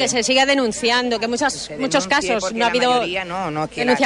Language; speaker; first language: Spanish; native; Spanish